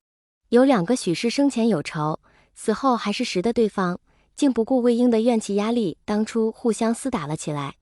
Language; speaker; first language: Chinese; native; Chinese